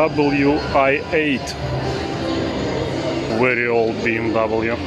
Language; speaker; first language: English; non-native, learner; Russian